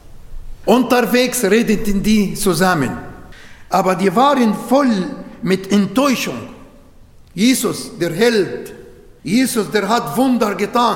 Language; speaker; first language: German; non-native, learner; Arabic